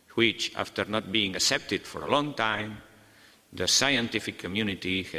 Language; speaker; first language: English; non-native, fluent; Catalan